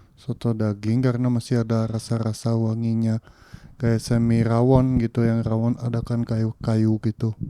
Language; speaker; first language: Indonesian; early bilingual, heritage; Indonesian